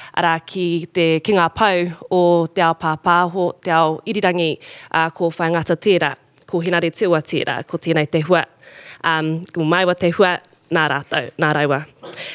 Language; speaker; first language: Māori; non-native, local second language; English